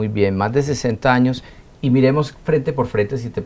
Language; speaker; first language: Spanish; native; Spanish